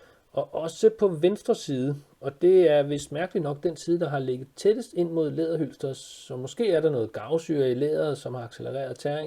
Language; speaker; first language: Danish; native; Danish